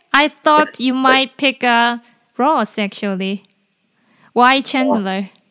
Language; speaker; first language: English; non-native, fluent; Korean